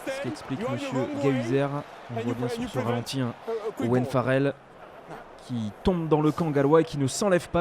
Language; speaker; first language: French; native; French